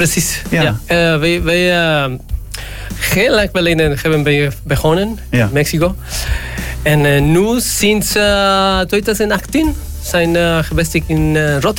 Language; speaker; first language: Dutch; non-native, learner; Spanish